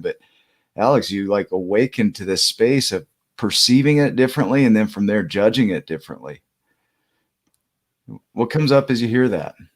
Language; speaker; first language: English; native; English